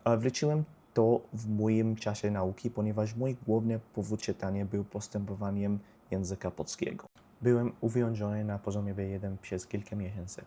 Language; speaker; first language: Polish; non-native, learner; Arabic